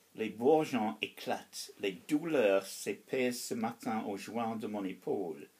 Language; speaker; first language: French; non-native, fluent; English